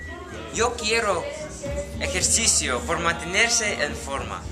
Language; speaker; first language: Spanish; non-native, learner; English